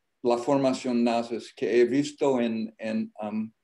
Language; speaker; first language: Spanish; non-native, learner; English